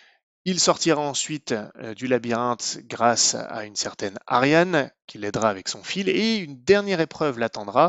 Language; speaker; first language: French; native; French